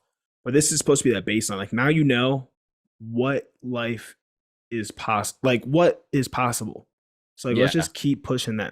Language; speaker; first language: English; native; English